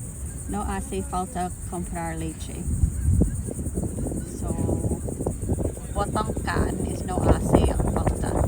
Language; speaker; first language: Spanish; non-native, learner; Lao